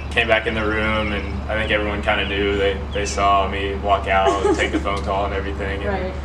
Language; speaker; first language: English; native; English